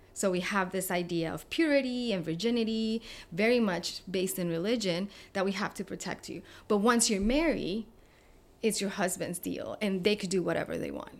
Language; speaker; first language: English; non-native, fluent; Spanish